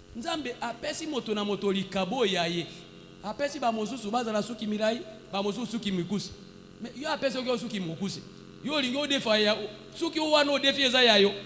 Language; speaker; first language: Lingala; native; Lingala